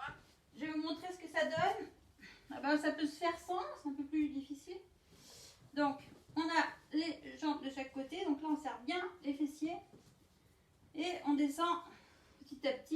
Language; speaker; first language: French; native; French